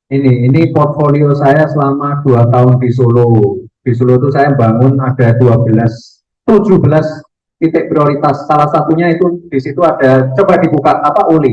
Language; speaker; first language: Indonesian; native; Indonesian